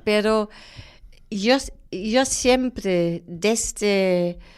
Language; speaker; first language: Spanish; non-native, fluent; German